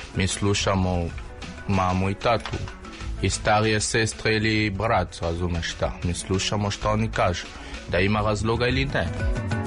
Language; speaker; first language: Serbian; non-native, learner; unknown